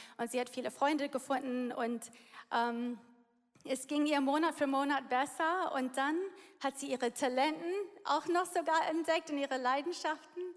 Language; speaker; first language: German; non-native, fluent; English